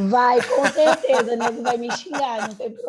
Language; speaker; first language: Portuguese; native; Portuguese